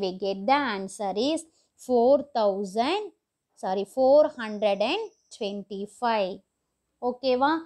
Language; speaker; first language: English; non-native, local second language; Tamil